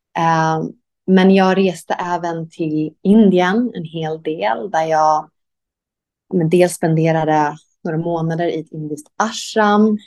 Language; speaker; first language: Swedish; native; Swedish